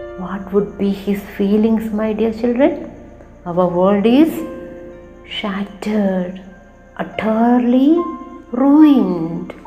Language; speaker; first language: English; non-native, local second language; Malayalam